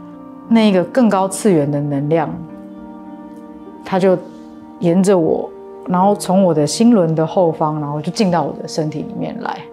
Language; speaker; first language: Chinese; native; Chinese